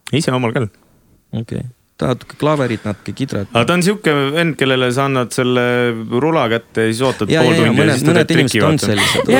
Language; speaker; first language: Estonian; non-native, local second language; Russian